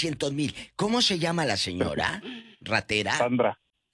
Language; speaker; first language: Spanish; native; Spanish